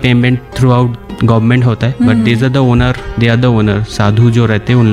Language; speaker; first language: Hindi; non-native, local second language; Bangla